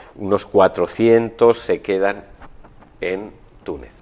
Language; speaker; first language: Spanish; native; Spanish